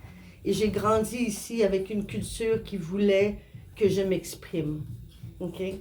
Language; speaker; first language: French; non-native, fluent; Spanish